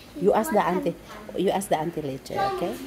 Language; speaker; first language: English; non-native, local second language; Cebuano